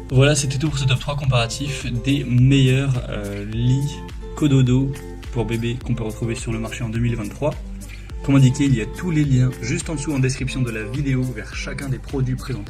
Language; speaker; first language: French; native; French